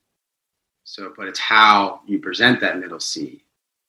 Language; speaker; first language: English; native; English